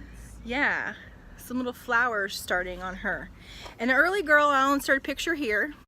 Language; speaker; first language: English; native; English